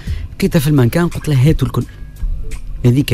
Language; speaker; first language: Arabic; native; Arabic